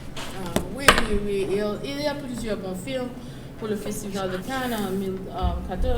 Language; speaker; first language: French; non-native, learner; English